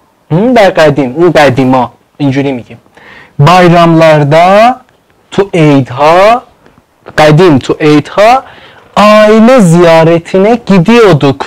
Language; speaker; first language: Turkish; non-native, fluent; Persian